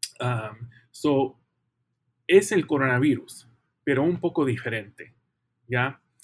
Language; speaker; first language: Spanish; early bilingual, heritage; Spanish